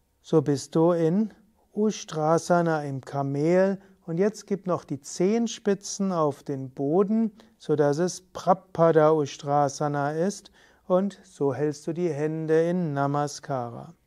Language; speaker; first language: German; native; German